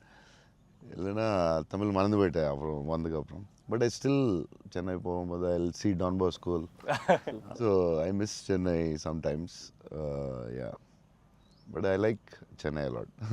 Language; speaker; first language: Tamil; non-native, local second language; Telugu